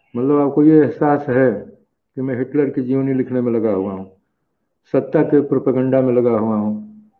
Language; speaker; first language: Hindi; native; Hindi